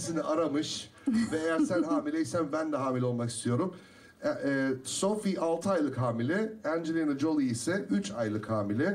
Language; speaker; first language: Turkish; native; Turkish